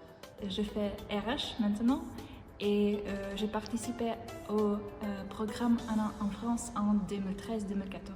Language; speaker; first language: French; non-native, fluent; Czech